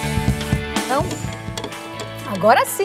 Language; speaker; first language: Portuguese; native; Portuguese